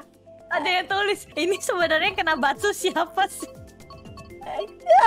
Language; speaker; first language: Indonesian; native; Indonesian